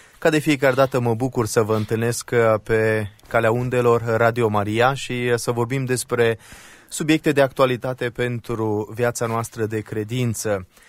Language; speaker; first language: Romanian; native; Romanian